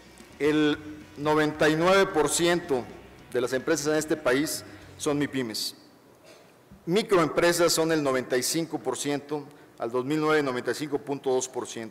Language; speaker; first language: Spanish; native; Spanish